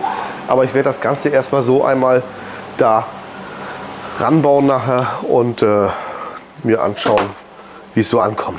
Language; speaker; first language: German; native; German